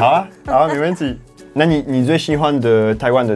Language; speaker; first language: Chinese; non-native, fluent; French